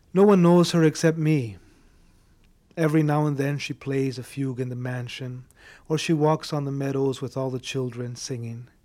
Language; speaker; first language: English; early bilingual, other home language; Spanish